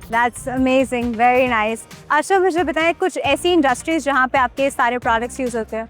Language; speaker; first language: Urdu; native; Urdu